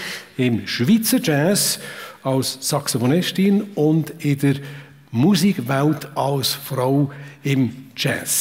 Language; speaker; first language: German; native; German